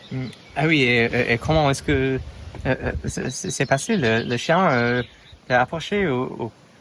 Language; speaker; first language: French; non-native, fluent; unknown